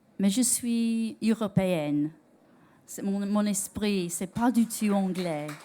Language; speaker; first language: French; non-native, learner; English